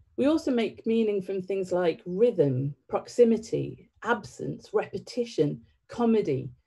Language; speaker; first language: English; native; English